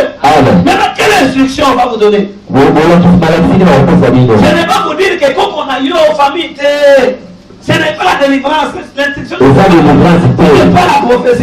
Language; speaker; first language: French; non-native, local second language; Lingala